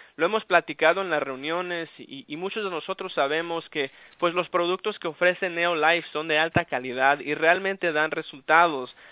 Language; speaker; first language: Spanish; early bilingual, heritage; Spanish